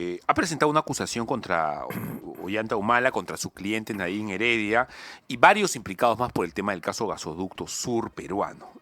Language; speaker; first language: Spanish; native; Spanish